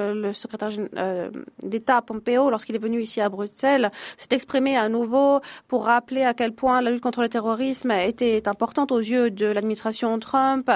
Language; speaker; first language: French; native; French